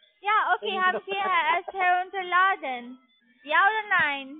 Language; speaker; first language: German; non-native, learner; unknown